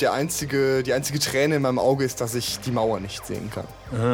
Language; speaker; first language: German; native; German